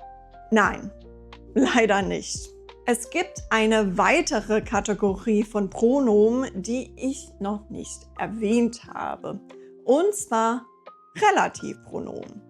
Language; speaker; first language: German; non-native, fluent; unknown